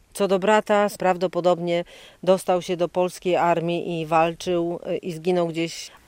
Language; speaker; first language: Polish; native; Polish